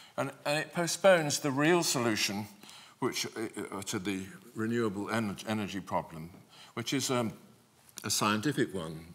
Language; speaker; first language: English; native; English